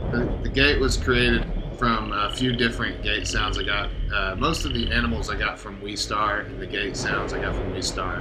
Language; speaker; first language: English; native; English